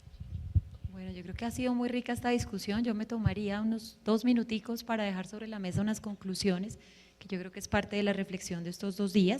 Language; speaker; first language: Spanish; native; Spanish